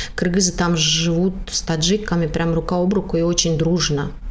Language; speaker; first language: Russian; non-native, local second language; Tajik